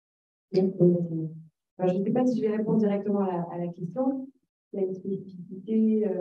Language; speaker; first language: French; native; French